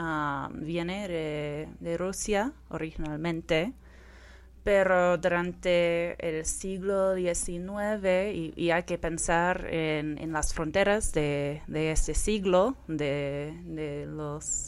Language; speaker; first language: Spanish; non-native, fluent; English